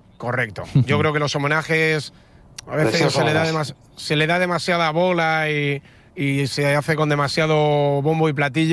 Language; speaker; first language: Spanish; native; Spanish